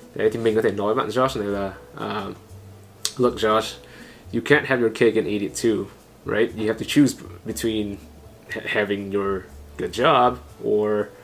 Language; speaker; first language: English; non-native, fluent; Vietnamese